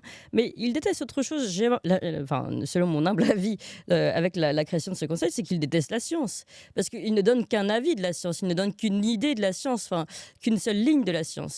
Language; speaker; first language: French; native; French